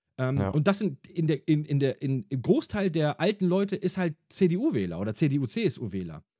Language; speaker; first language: German; native; German